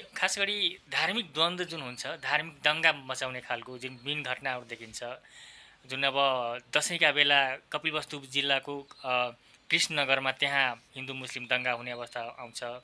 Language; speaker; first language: Nepali; non-native, local second language; Maithili